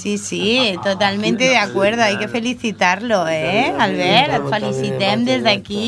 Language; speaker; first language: Spanish; non-native, local second language; Catalan